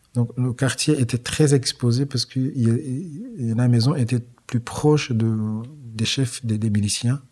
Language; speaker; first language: French; non-native, local second language; Kinyarwanda